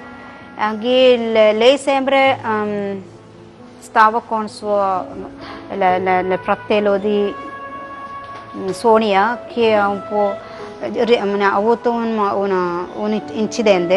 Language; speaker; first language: Italian; non-native, learner; Malayalam